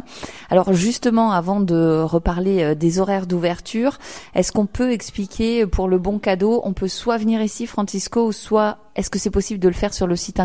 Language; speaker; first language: French; native; French